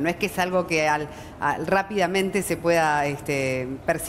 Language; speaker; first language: Spanish; native; Spanish